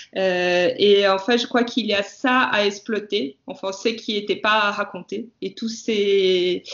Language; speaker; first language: French; non-native, fluent; Portuguese